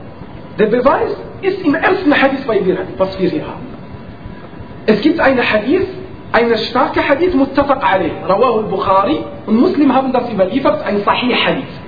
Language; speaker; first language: German; non-native, fluent; Arabic